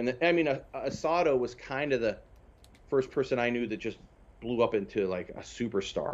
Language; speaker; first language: English; native; English